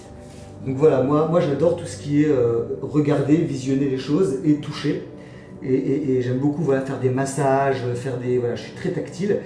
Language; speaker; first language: French; native; French